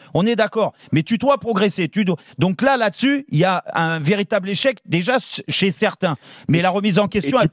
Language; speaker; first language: French; native; French